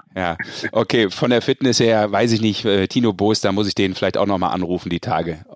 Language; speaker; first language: German; native; German